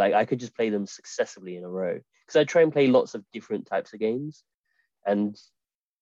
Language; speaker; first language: English; native; English